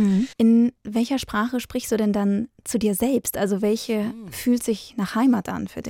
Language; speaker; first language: German; native; German